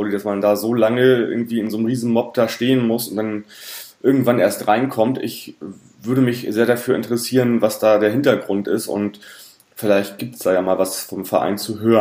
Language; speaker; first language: German; native; German